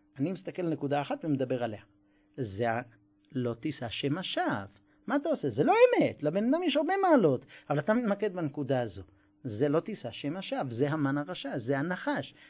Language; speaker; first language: Hebrew; non-native, fluent; English